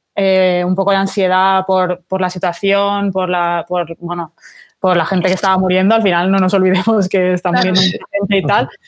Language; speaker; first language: Spanish; native; Spanish